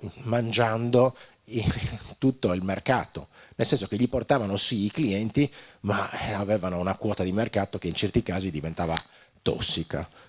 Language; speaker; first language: Italian; native; Italian